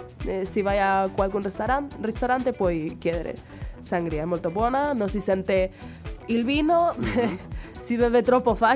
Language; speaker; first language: Italian; non-native, fluent; Spanish